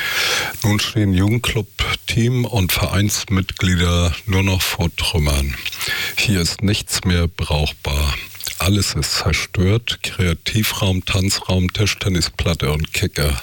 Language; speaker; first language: German; native; German